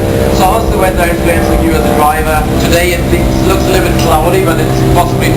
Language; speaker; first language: English; native; English